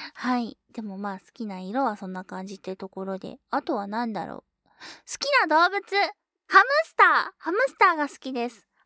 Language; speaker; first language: Japanese; native; Japanese